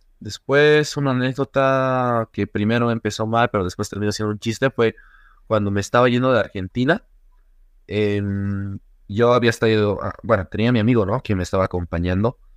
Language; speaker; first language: Spanish; native; Spanish